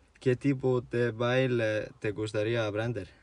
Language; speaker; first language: Spanish; non-native, learner; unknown